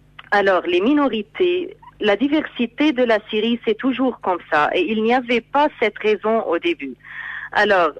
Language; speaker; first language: French; non-native, fluent; Arabic